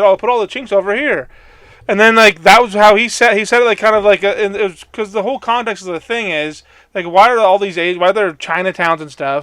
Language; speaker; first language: English; native; English